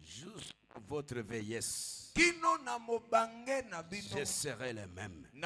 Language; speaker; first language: French; non-native, local second language; Lingala